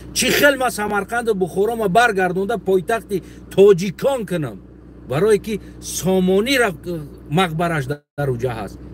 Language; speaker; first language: Tajik; non-native, local second language; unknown